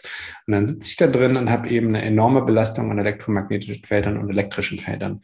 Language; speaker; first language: German; native; German